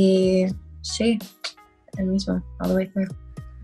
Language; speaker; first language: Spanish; non-native, learner; English